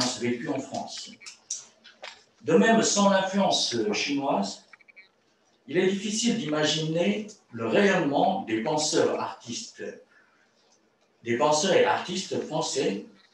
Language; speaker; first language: French; non-native, fluent; Chinese